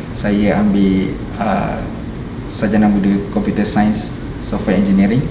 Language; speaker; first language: Malay; native; Malay